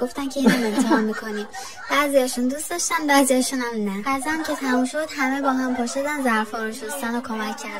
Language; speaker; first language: Persian; native; Persian